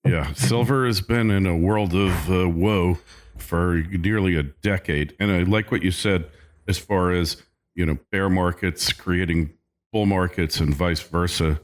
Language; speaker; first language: English; native; English